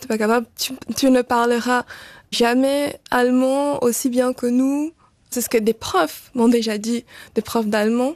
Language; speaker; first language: French; early bilingual, other home language; Portuguese